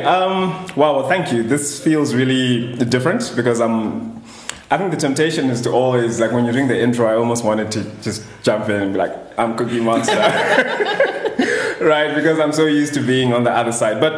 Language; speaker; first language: English; non-native, local second language; Shona